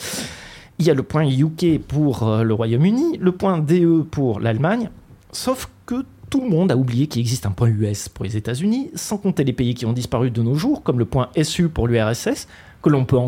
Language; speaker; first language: French; native; French